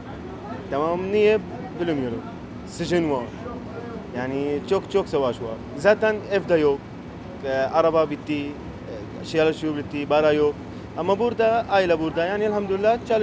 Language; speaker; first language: Turkish; non-native, learner; Arabic